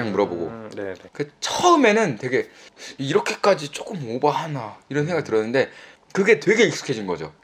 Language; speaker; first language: Korean; native; Korean